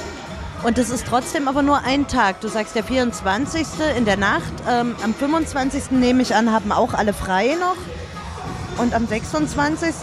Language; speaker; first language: German; native; German